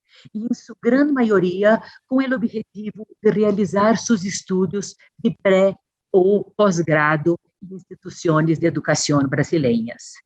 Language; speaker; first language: Portuguese; non-native, fluent; Spanish